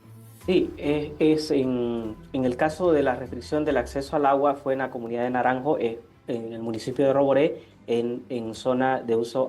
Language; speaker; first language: Spanish; native; Spanish